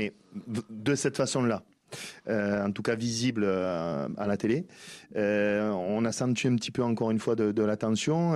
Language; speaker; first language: French; native; French